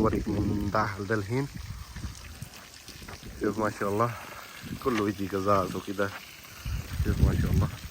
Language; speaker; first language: Arabic; non-native, learner; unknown